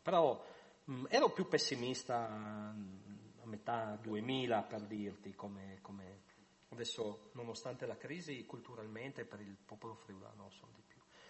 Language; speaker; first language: Italian; native; Italian